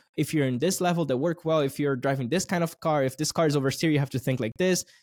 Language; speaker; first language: English; non-native, fluent; Portuguese